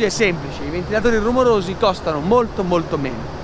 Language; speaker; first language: Italian; native; Italian